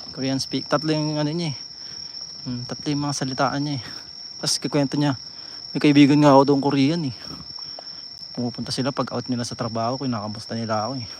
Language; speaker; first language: Filipino; native; Filipino